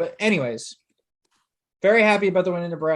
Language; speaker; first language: English; native; English